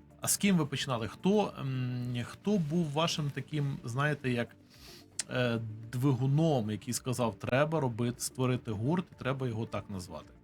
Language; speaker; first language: Ukrainian; native; Ukrainian